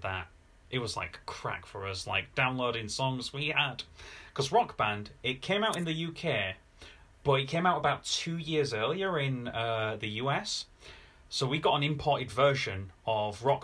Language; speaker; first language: English; native; English